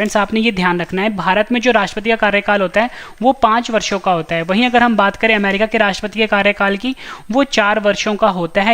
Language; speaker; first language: Hindi; native; Hindi